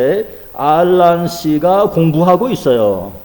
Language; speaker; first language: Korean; non-native, fluent; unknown